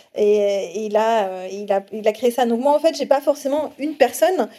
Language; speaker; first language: French; native; French